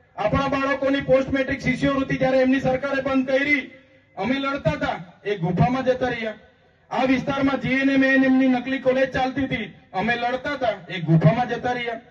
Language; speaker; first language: Gujarati; non-native, local second language; Vasavi